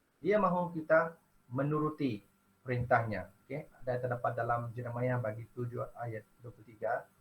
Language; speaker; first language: Malay; non-native, local second language; Iban